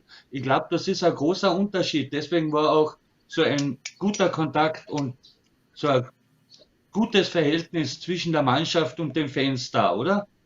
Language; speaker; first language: German; native; German